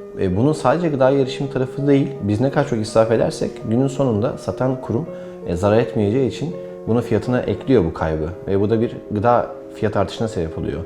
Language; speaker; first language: Turkish; native; Turkish